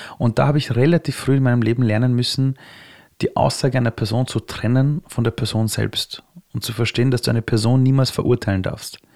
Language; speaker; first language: German; early bilingual, other home language; Persian